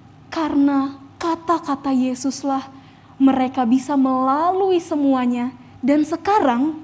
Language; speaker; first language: Indonesian; native; Indonesian